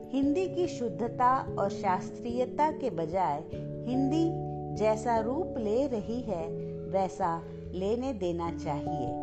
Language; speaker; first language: Hindi; non-native, local second language; Kannada